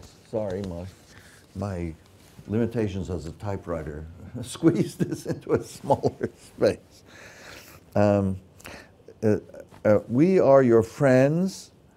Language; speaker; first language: English; native; English